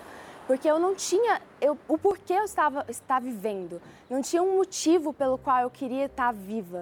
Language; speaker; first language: Portuguese; early bilingual, other home language; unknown